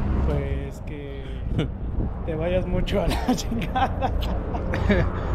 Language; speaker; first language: Spanish; native; Spanish